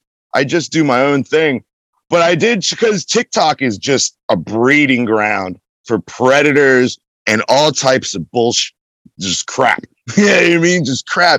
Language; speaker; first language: English; native; English